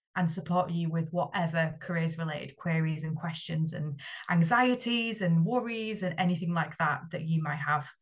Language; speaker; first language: English; native; English